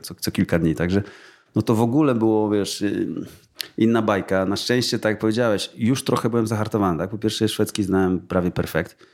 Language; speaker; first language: Polish; native; Polish